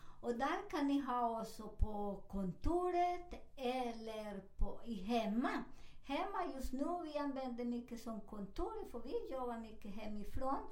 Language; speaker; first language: Swedish; non-native, fluent; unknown